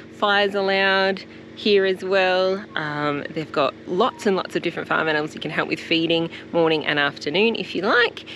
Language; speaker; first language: English; native; English